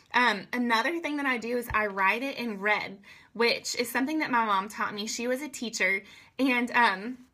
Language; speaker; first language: English; native; English